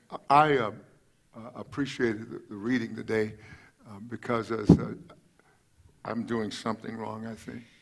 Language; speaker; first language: English; native; English